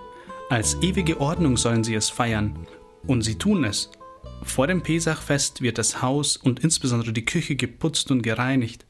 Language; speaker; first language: German; native; German